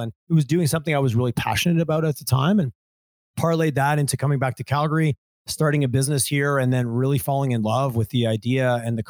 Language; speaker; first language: English; native; English